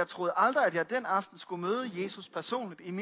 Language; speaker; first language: Danish; native; Danish